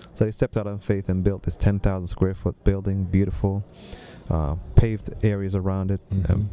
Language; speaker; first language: English; native; English